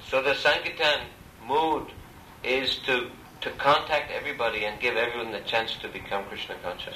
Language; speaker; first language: English; native; English